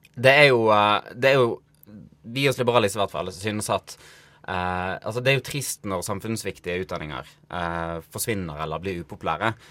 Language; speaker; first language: Norwegian; native; Norwegian